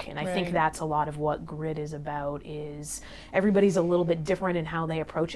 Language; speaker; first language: English; native; English